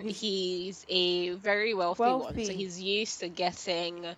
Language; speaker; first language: English; non-native, local second language; Yoruba